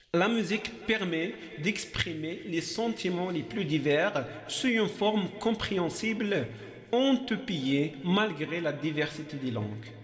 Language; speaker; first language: French; non-native, local second language; Arabic